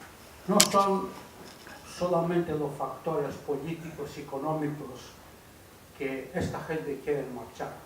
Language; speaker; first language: Spanish; non-native, fluent; Greek